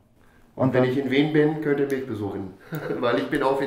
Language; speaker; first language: German; non-native, fluent; English